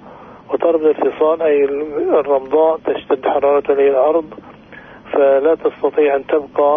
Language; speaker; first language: Arabic; native; Arabic